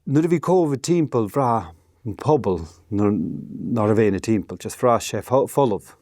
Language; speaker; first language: Irish; native; Irish